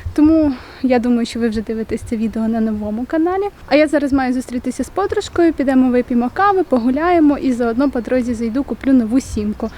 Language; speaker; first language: Ukrainian; non-native, local second language; Russian